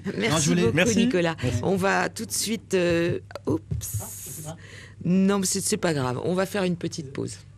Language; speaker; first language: French; native; French